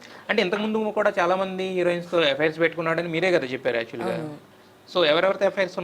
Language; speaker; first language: Telugu; native; Telugu